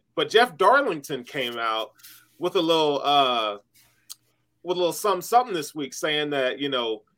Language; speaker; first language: English; native; English